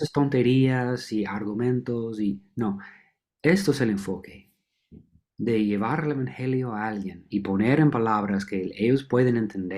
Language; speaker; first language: Spanish; non-native, fluent; English